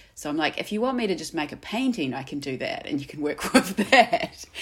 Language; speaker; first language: English; native; English